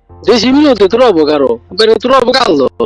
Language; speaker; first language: Italian; non-native, learner; Bangla